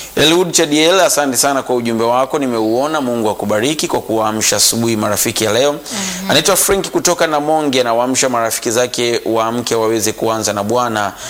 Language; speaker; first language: Swahili; non-native, local second language; Sukuma